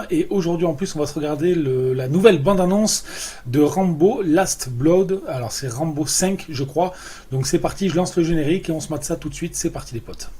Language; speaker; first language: French; native; French